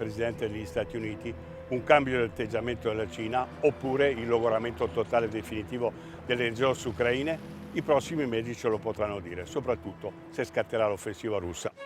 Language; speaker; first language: Italian; native; Italian